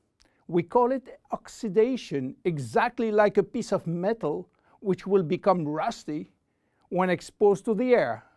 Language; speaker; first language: English; non-native, fluent; French